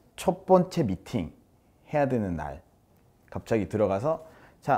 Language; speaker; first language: Korean; non-native, fluent; Spanish